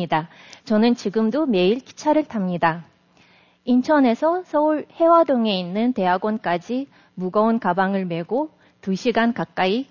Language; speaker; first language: Korean; non-native, fluent; Russian